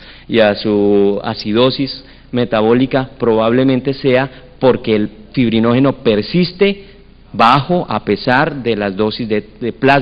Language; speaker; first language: Spanish; native; Spanish